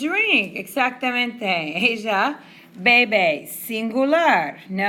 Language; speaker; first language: Spanish; non-native, fluent; English